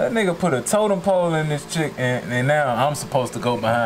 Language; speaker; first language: English; native; English